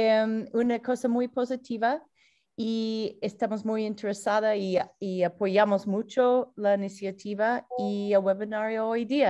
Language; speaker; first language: Spanish; non-native, fluent; English